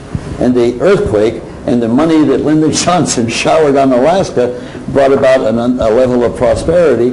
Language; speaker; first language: English; native; English